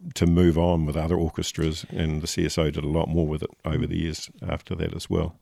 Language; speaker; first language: English; native; English